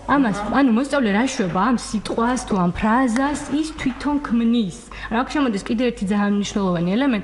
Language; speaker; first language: Georgian; native; Georgian